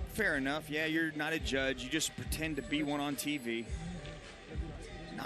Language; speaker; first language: English; native; English